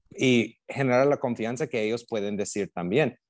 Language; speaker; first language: Spanish; non-native, fluent; English